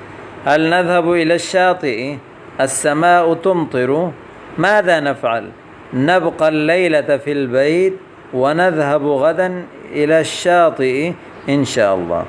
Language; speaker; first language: Arabic; non-native, fluent; Urdu